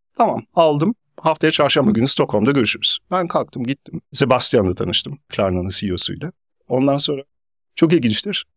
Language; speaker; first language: Turkish; early bilingual, heritage; Turkish